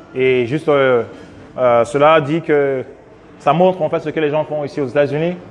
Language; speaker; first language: French; non-native, local second language; Sango